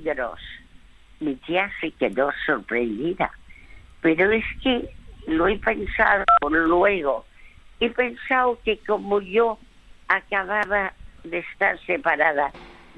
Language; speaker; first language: Spanish; early bilingual, other home language; French